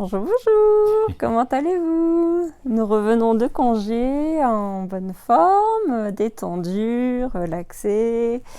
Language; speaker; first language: French; native; French